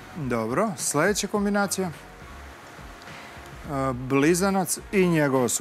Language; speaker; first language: Serbian; native; Serbian